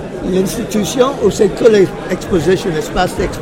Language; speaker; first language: French; non-native, fluent; English